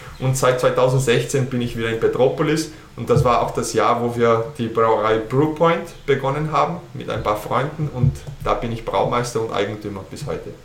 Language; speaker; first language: German; early bilingual, heritage; German